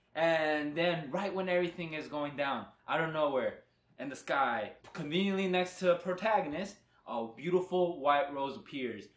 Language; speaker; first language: English; early bilingual, other home language; Spanish